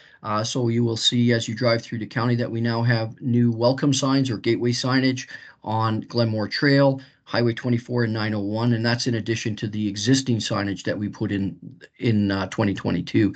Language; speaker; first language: English; native; English